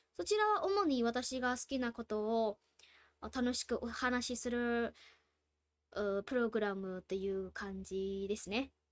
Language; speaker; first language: Japanese; non-native, fluent; Burmese